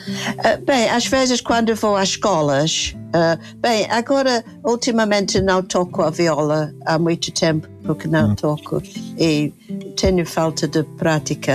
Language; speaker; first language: Portuguese; non-native, fluent; English